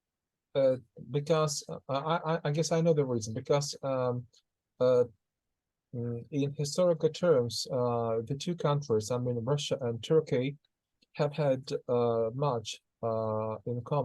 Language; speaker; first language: English; non-native, fluent; Russian